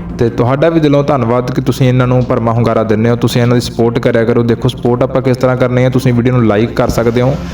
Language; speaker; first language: Punjabi; native; Punjabi